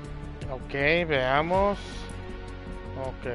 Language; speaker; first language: Spanish; native; Spanish